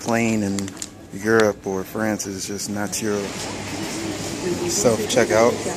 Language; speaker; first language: English; native; English